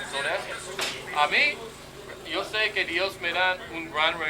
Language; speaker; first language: Spanish; non-native, fluent; English